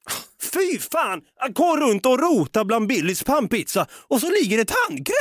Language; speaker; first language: Swedish; native; Swedish